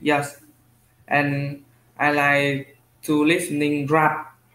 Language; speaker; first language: English; non-native, learner; Vietnamese